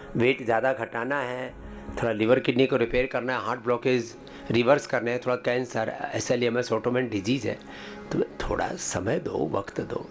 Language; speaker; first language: Hindi; native; Hindi